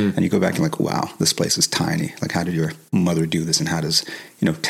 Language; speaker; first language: English; native; English